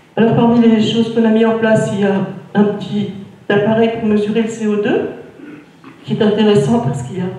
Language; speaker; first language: French; native; French